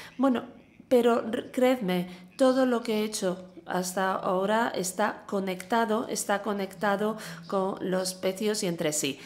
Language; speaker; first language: Spanish; non-native, fluent; English